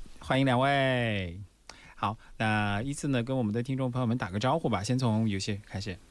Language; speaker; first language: Chinese; native; Chinese